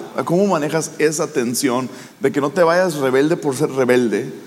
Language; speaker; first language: Spanish; native; Spanish